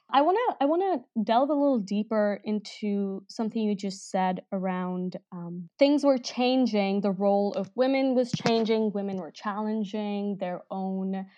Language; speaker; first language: English; non-native, local second language; Hindi